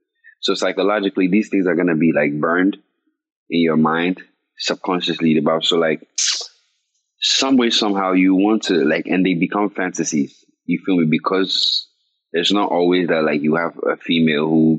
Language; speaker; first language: English; non-native, local second language; Akan